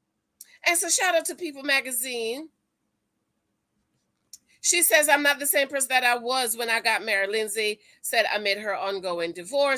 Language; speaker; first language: English; native; English